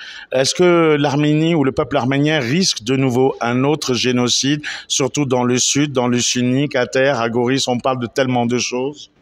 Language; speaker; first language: French; native; French